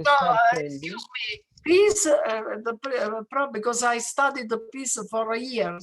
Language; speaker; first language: English; non-native, learner; Italian